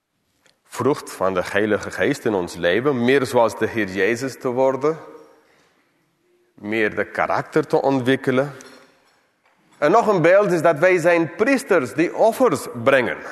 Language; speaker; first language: Dutch; non-native, fluent; English